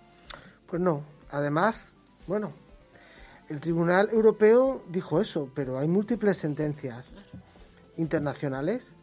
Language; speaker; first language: Spanish; native; Spanish